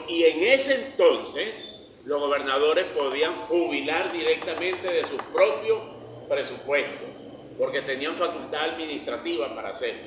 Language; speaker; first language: Spanish; native; Spanish